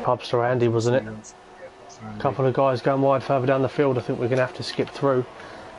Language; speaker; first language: English; native; English